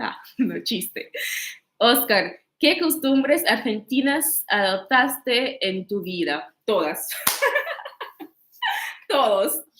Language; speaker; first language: Spanish; non-native, fluent; English